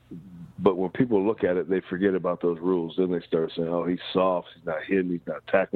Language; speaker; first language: English; native; English